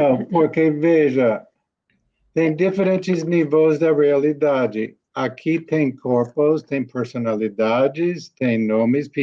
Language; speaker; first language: Portuguese; non-native, learner; English